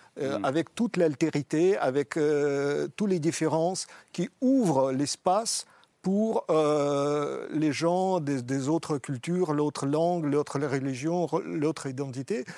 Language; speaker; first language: French; non-native, fluent; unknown